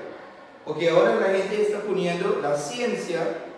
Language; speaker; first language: Spanish; non-native, learner; English